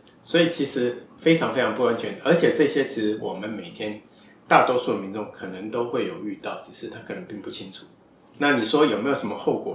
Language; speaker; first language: Chinese; native; Chinese